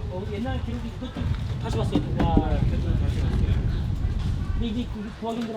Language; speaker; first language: Korean; native; Korean